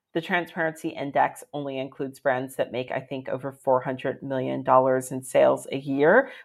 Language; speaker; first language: English; native; English